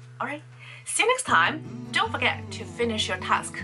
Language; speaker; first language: English; non-native, fluent; Chinese